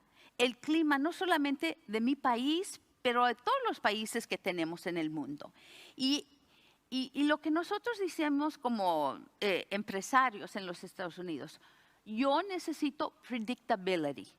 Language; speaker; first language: Spanish; early bilingual, heritage; Spanish